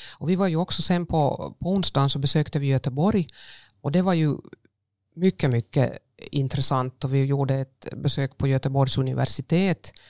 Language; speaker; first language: Swedish; native; Swedish